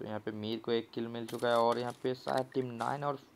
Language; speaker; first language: Hindi; non-native, local second language; Assamese